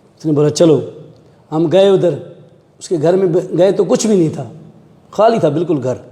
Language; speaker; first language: Urdu; non-native, local second language; Sindhi